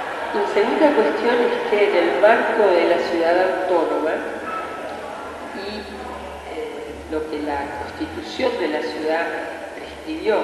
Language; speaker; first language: Spanish; native; Spanish